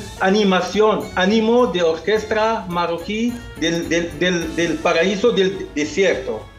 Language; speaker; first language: Spanish; non-native, local second language; Arabic